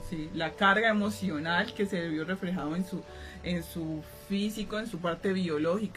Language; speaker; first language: Spanish; native; Spanish